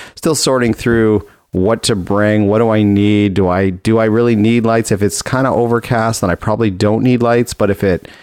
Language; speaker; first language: English; native; English